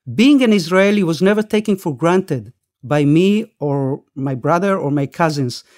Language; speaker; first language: English; early bilingual, other home language; Spanish